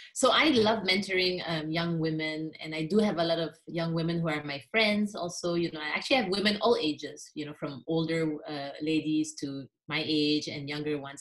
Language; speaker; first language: English; non-native, local second language; French